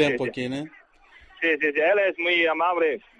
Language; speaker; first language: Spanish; non-native, learner; Chinese